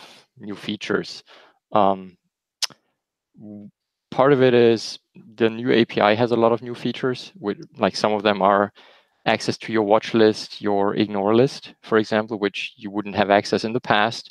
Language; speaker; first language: English; non-native, fluent; German